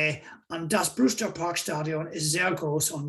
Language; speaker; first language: German; non-native, fluent; English